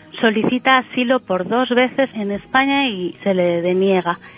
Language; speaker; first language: Spanish; native; Spanish